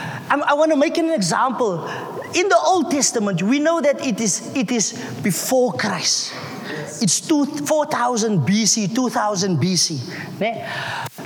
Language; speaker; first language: English; non-native, local second language; Afrikaans